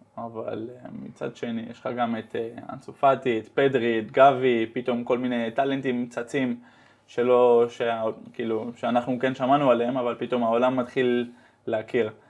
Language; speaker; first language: Hebrew; early bilingual, heritage; Hebrew